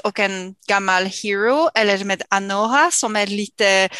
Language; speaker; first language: Swedish; non-native, fluent; English